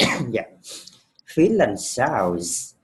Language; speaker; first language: English; non-native, fluent; Vietnamese